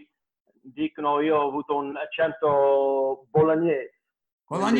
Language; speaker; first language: Italian; non-native, learner; English